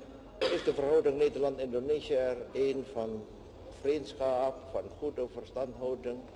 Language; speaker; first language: Dutch; non-native, local second language; Javanese